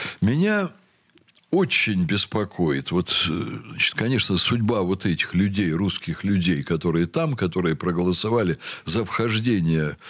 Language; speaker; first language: Russian; native; Russian